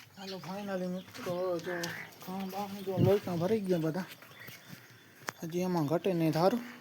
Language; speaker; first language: Gujarati; native; Gujarati